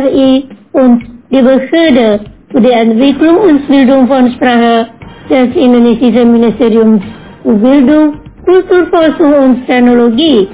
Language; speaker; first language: German; non-native, fluent; Indonesian